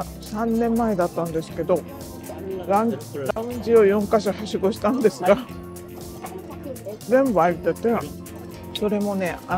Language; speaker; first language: Japanese; native; Japanese